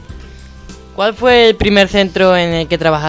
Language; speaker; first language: Spanish; native; Spanish